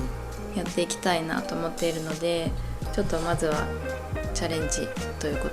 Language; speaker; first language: Japanese; native; Japanese